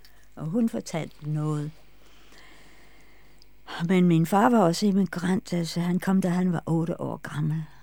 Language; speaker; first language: Danish; non-native, fluent; English